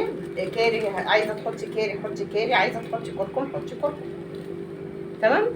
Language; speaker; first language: Arabic; native; Arabic